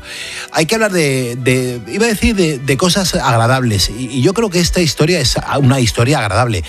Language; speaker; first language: Spanish; native; Spanish